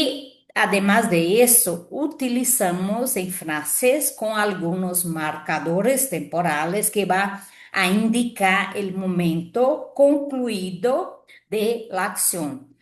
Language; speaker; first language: Spanish; non-native, fluent; Portuguese